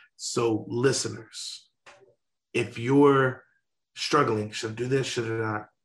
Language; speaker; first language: English; native; English